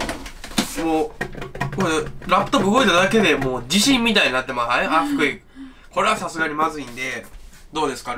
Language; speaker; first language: Japanese; native; Japanese